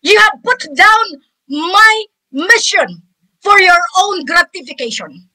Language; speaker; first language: English; non-native, local second language; Filipino